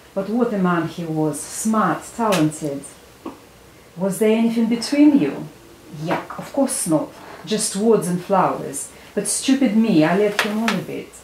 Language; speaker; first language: English; non-native, fluent; Russian